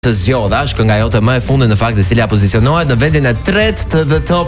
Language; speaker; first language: Albanian; native; Albanian